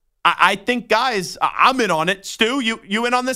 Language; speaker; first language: English; native; English